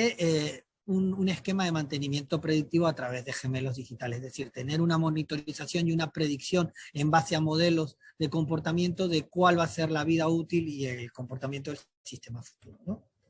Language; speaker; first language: Spanish; native; Spanish